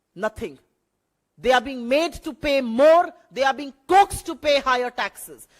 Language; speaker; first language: English; non-native, local second language; Hindi